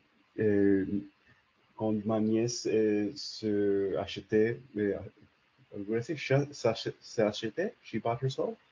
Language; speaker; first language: French; non-native, learner; English